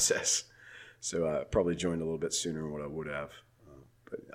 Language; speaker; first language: English; native; English